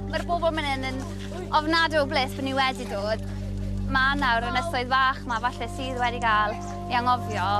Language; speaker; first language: Welsh; non-native, local second language; English